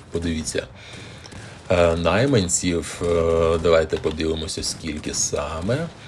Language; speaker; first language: Ukrainian; non-native, local second language; Russian